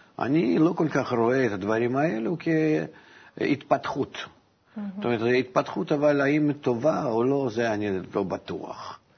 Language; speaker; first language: Hebrew; non-native, fluent; Russian